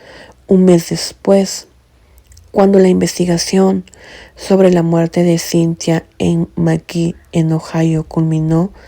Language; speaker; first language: Spanish; native; Spanish